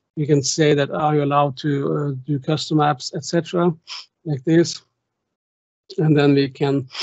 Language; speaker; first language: English; non-native, fluent; German